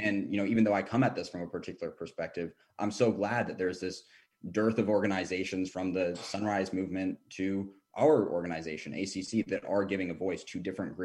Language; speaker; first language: English; native; English